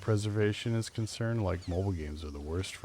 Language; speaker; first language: English; native; English